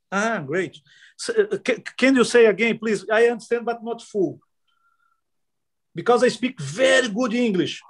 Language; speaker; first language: English; non-native, learner; Portuguese